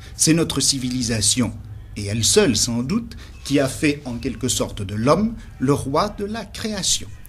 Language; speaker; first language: French; native; French